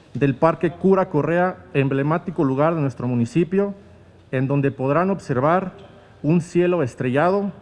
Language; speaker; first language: Spanish; native; Spanish